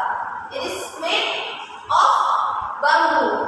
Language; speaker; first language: English; non-native, local second language; Indonesian